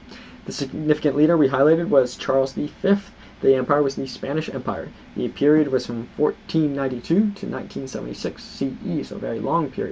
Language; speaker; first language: English; native; English